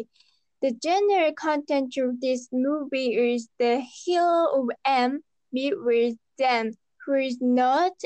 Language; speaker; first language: English; non-native, learner; Japanese